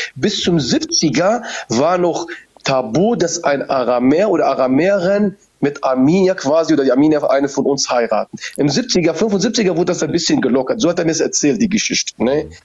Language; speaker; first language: German; early bilingual, other home language; Turoyo